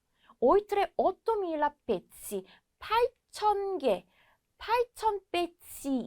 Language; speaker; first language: Italian; non-native, fluent; Korean